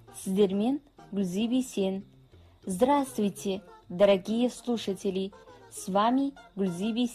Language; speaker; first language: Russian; non-native, fluent; Kazakh